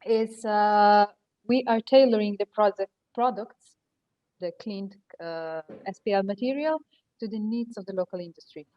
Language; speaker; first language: English; non-native, fluent; Slovenian